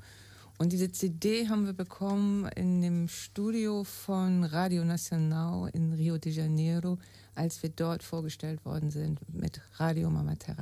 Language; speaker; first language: German; native; German